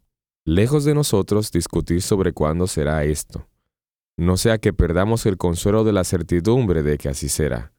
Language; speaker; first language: Spanish; native; Spanish